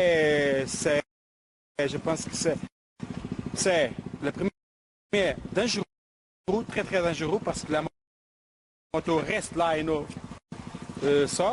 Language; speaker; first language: French; non-native, learner; Portuguese